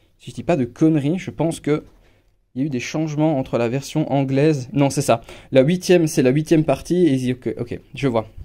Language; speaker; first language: French; non-native, fluent; English